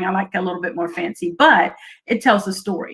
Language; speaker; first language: English; native; English